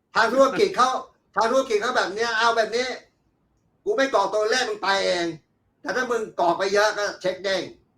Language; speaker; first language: Thai; native; Thai